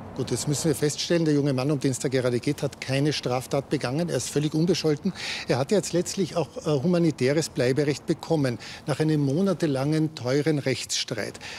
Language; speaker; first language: German; native; German